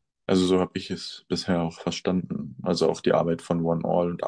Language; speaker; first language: German; native; German